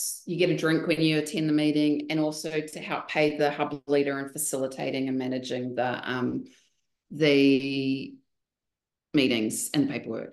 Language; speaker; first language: English; native; English